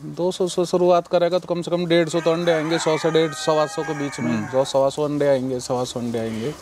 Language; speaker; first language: Hindi; native; Hindi